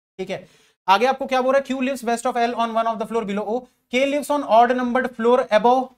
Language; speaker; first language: Hindi; native; Hindi